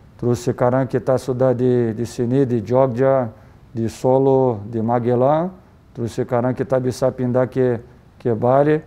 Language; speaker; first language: Indonesian; non-native, learner; Portuguese